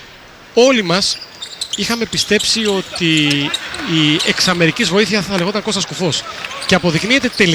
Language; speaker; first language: Greek; native; Greek